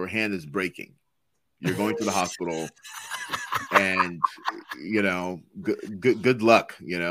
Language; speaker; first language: English; non-native, local second language; Yoruba